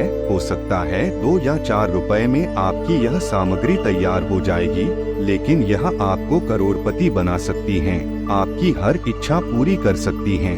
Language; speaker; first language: Hindi; native; Hindi